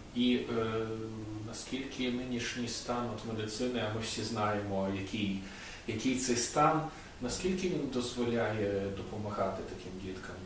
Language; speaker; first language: Ukrainian; native; Ukrainian